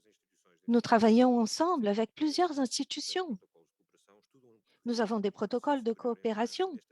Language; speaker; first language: French; non-native, fluent; Portuguese